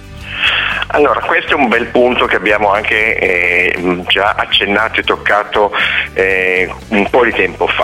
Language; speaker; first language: Italian; native; Italian